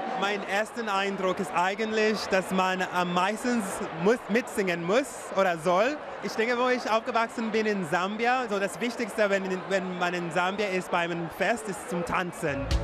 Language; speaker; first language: German; non-native, fluent; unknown